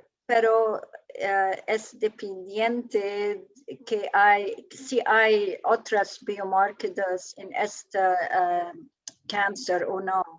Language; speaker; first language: Spanish; non-native, learner; English